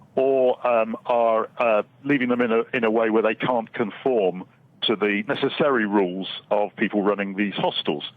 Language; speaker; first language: English; native; English